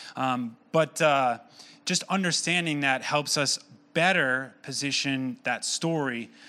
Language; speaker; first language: English; native; English